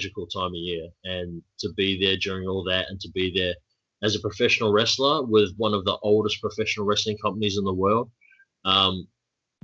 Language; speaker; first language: English; native; English